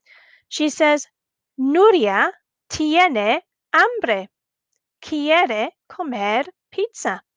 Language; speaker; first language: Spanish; non-native, fluent; English